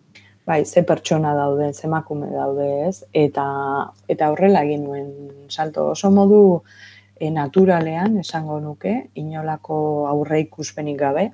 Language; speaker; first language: Basque; native; Basque